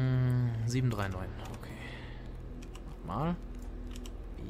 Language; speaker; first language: German; native; German